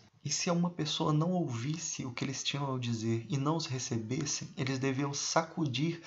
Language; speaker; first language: Portuguese; native; Portuguese